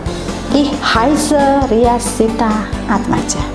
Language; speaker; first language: German; non-native, fluent; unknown